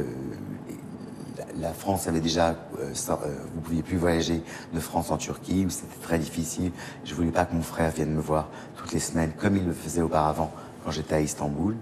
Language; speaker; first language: French; native; French